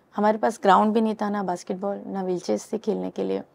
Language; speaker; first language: Hindi; native; Hindi